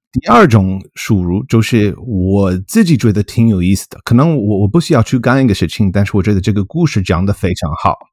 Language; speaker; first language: Chinese; non-native, fluent; English